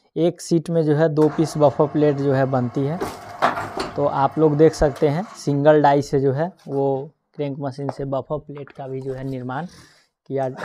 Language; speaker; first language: Hindi; native; Hindi